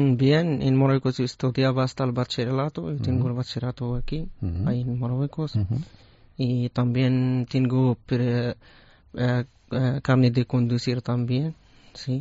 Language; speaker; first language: Spanish; non-native, learner; Arabic